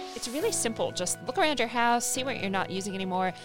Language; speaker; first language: English; native; English